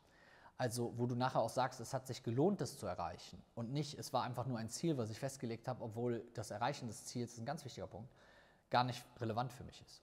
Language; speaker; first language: German; native; German